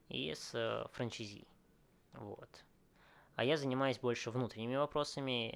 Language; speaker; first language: Russian; early bilingual, other home language; Vietnamese